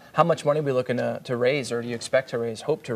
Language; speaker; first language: English; native; English